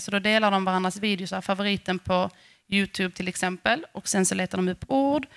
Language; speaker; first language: Swedish; native; Swedish